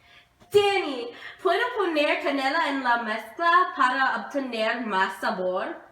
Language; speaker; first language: Spanish; non-native, learner; English